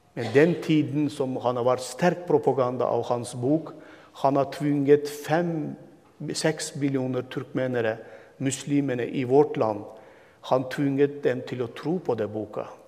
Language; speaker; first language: Norwegian; non-native, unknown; Turkmen